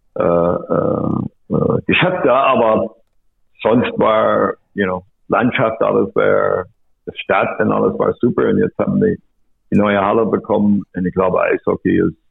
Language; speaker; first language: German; non-native, learner; English